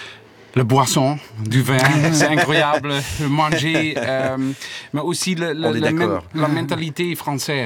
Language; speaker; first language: French; non-native, learner; Dutch